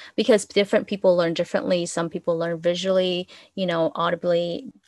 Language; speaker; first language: English; non-native, fluent; Vietnamese